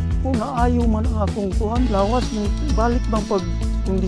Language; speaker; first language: Filipino; non-native, local second language; Cebuano